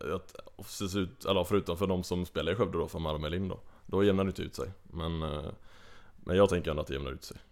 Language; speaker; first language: Swedish; native; Swedish